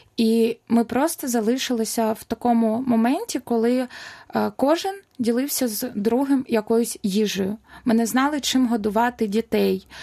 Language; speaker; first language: Ukrainian; non-native, local second language; Russian